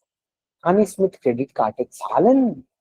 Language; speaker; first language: German; non-native, fluent; Hindi